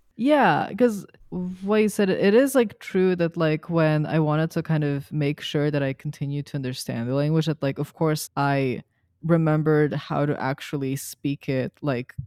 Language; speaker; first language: English; early bilingual, other home language; Serbian